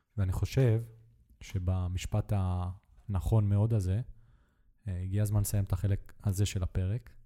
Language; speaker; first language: Hebrew; native; Hebrew